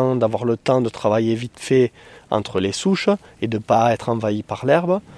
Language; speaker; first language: French; native; French